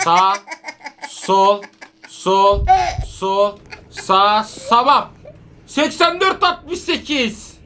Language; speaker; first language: Turkish; native; Turkish